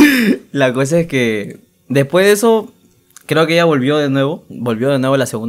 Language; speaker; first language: Spanish; native; Spanish